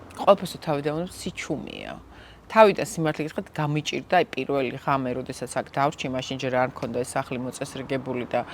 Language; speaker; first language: Georgian; native; Georgian